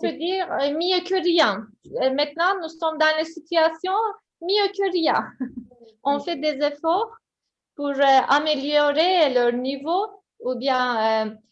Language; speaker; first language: French; non-native, fluent; Turkish